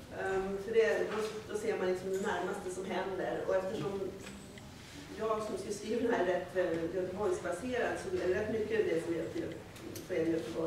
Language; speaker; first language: Swedish; native; Swedish